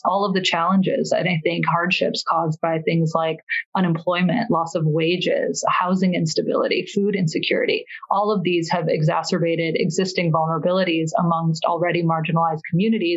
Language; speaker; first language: English; early bilingual, other home language; Persian